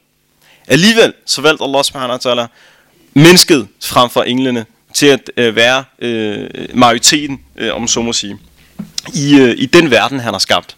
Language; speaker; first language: Danish; early bilingual, other home language; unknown